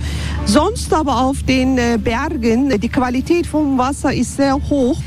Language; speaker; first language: German; non-native, fluent; Turkish